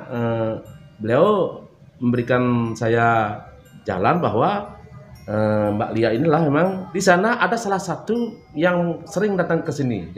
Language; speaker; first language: Indonesian; non-native, local second language; Balinese